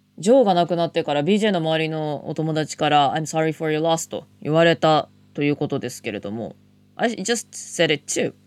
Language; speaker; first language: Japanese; native; Japanese